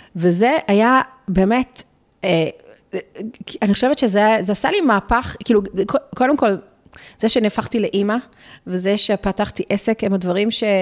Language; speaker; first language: Hebrew; early bilingual, other home language; Spanish